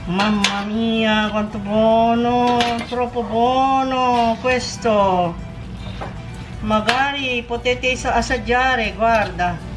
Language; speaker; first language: Italian; non-native, local second language; Filipino